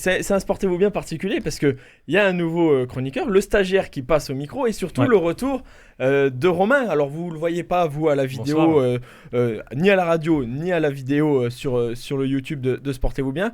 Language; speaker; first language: French; native; French